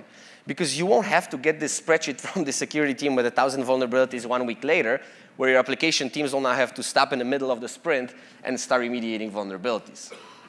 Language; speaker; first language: English; non-native, fluent; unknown